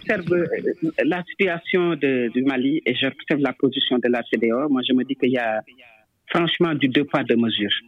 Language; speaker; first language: French; non-native, local second language; Wolof